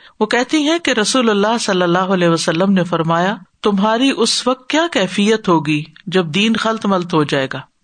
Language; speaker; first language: Urdu; native; Urdu